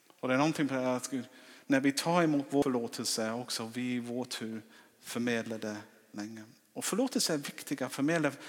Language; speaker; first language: Swedish; non-native, fluent; English